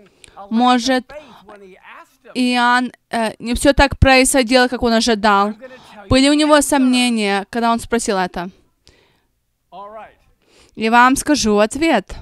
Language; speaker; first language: Russian; non-native, fluent; English